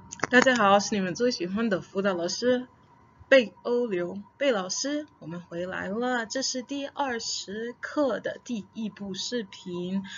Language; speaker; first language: Chinese; non-native, fluent; English